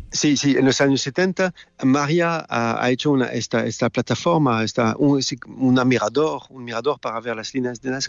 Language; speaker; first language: Spanish; non-native, fluent; French